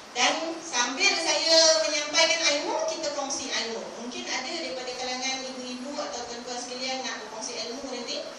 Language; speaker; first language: Malay; native; Malay